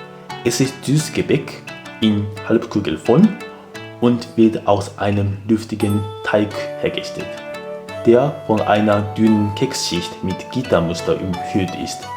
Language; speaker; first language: German; non-native, fluent; Japanese